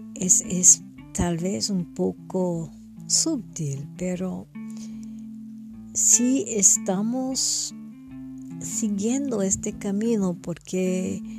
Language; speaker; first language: Spanish; non-native, fluent; French